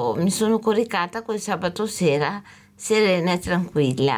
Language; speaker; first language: Italian; native; Italian